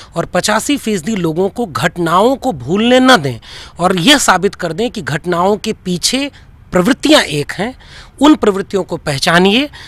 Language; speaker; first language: Hindi; native; Hindi